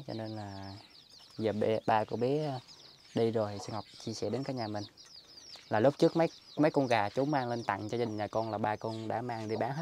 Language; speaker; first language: Vietnamese; native; Vietnamese